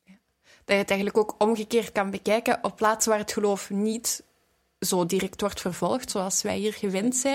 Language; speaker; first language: Dutch; native; Dutch